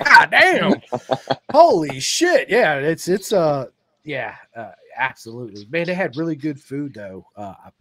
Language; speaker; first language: English; native; English